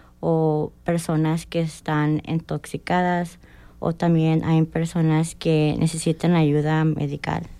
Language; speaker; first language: Spanish; early bilingual, heritage; Spanish